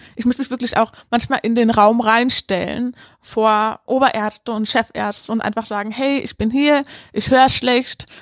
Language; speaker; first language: German; native; German